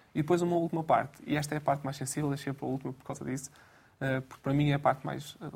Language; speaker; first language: Portuguese; native; Portuguese